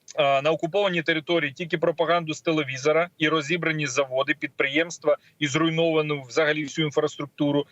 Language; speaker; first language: Ukrainian; non-native, local second language; Russian